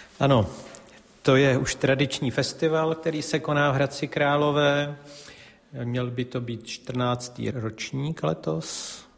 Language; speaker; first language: Czech; native; Czech